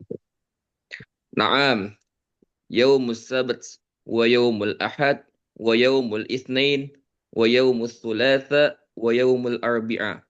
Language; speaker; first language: Arabic; non-native, learner; Indonesian